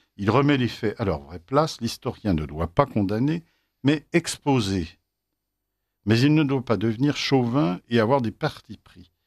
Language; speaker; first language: French; native; French